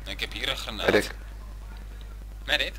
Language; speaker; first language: Dutch; native; Dutch